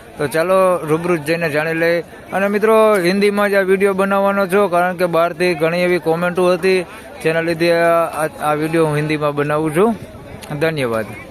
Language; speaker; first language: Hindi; non-native, local second language; Gujarati